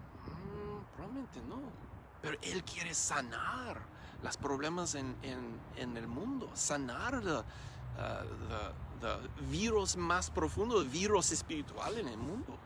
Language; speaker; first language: Spanish; non-native, learner; English